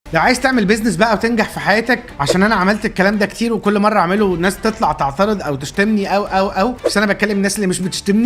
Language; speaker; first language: Arabic; native; Arabic